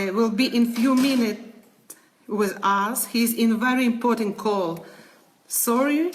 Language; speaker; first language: English; non-native, learner; Ukrainian